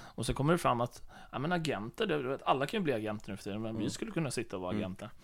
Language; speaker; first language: Swedish; early bilingual, other home language; Bosnian